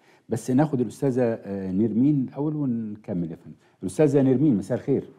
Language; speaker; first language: Arabic; native; Arabic